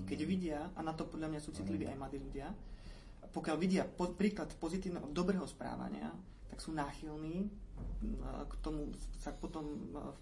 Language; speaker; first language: Slovak; native; Slovak